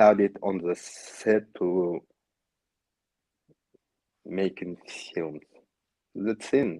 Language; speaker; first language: English; non-native, learner; Yakut